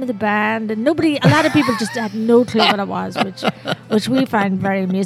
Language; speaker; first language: English; native; English